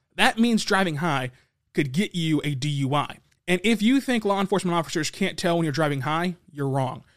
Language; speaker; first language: English; native; English